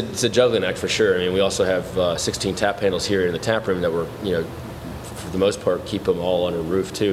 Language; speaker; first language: English; native; English